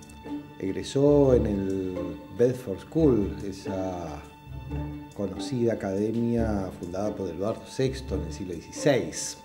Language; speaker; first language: Spanish; native; Spanish